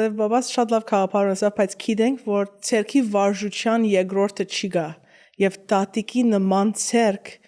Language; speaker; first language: Armenian; early bilingual, heritage; Armenian